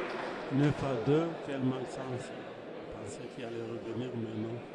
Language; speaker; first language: French; native; French